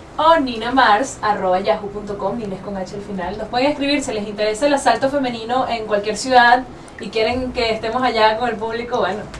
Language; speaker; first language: Spanish; native; Spanish